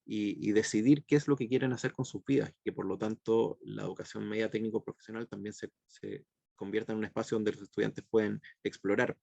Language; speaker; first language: Spanish; native; Spanish